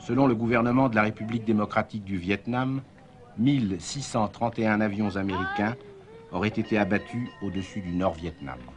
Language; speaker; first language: French; native; French